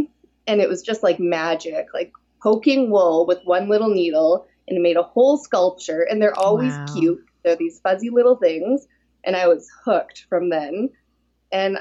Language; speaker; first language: English; native; English